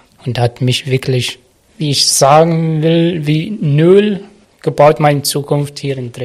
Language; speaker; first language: German; non-native, learner; Arabic